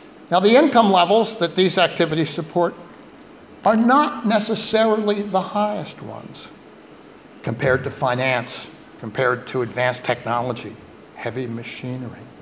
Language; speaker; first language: English; native; English